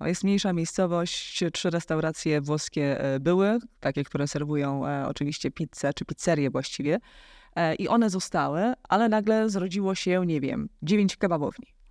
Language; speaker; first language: Polish; native; Polish